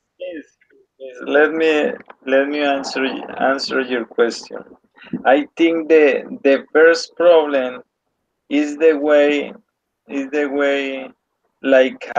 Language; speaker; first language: English; non-native, learner; Spanish